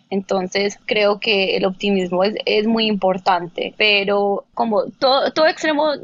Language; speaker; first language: Spanish; native; Spanish